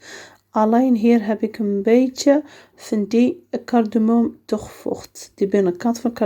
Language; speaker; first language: Dutch; non-native, learner; Arabic